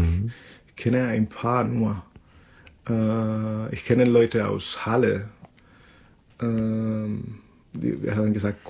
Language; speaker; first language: German; non-native, fluent; Spanish